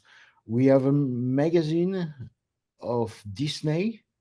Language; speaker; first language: English; non-native, learner; French